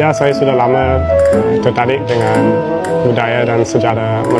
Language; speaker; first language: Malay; non-native, fluent; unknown